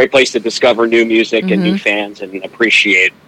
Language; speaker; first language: English; native; English